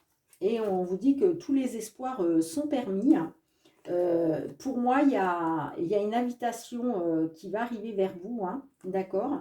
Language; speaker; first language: French; native; French